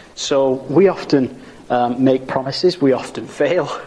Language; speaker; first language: English; native; English